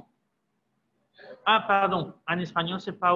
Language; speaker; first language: French; non-native, fluent; Spanish